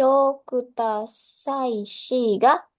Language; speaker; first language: Japanese; non-native, learner; Indonesian